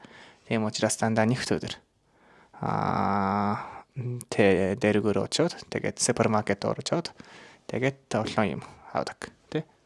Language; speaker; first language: Mongolian; non-native, learner; Japanese